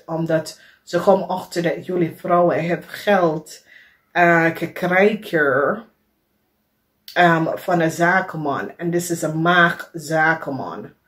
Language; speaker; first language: Dutch; non-native, learner; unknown